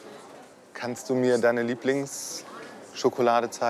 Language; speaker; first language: German; native; German